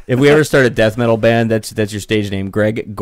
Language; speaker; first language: English; native; English